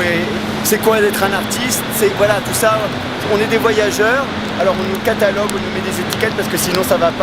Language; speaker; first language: French; native; French